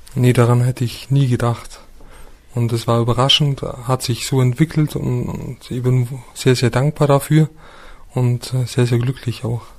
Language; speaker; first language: German; native; German